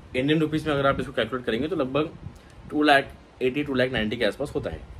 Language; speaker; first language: Hindi; non-native, local second language; Marathi